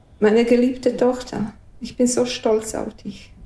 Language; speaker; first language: German; non-native, fluent; Bosnian